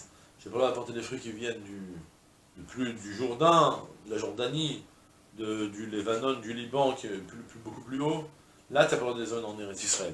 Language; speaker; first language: French; native; French